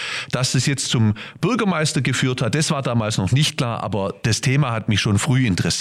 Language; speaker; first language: German; native; German